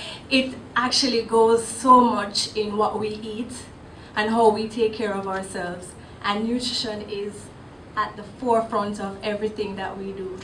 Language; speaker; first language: English; non-native, local second language; Jamaican Creole English